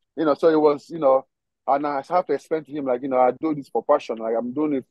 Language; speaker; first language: English; non-native, local second language; Igbo